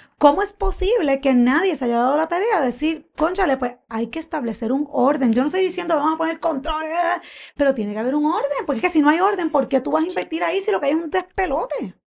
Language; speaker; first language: Spanish; native; Spanish